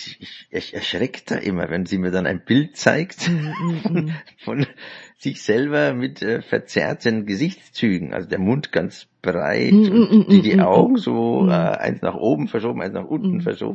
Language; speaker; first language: German; native; German